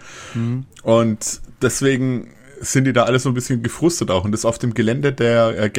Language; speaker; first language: German; native; German